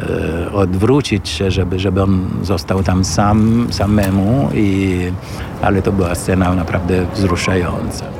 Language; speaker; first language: Polish; non-native, fluent; Italian